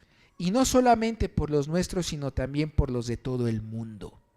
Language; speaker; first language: Spanish; native; Spanish